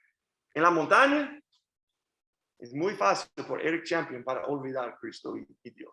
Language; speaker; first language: Spanish; non-native, learner; English